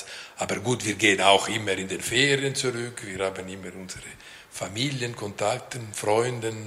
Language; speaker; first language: German; non-native, local second language; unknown